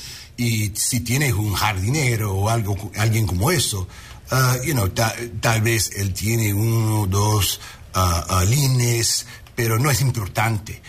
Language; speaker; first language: Spanish; non-native, learner; English